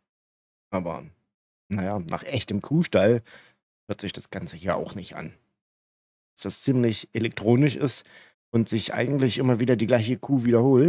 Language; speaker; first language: German; native; German